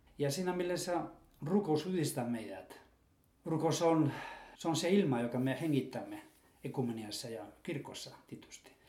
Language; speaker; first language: Finnish; non-native, fluent; Spanish